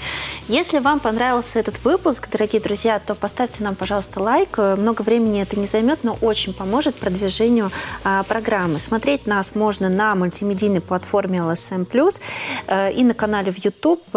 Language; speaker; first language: Russian; native; Russian